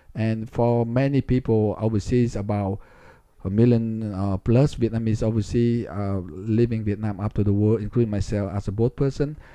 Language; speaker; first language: English; non-native, fluent; Vietnamese